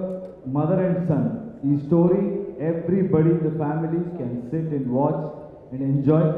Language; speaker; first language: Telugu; non-native, learner; Kannada